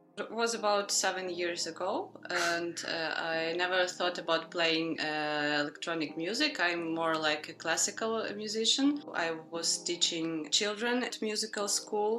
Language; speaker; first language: English; non-native, fluent; Ukrainian